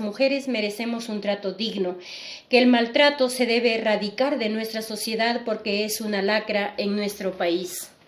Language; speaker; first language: Spanish; native; Spanish